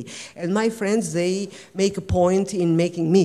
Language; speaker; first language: English; non-native, fluent; Albanian